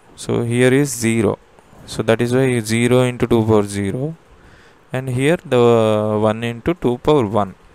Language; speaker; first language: English; non-native, local second language; Telugu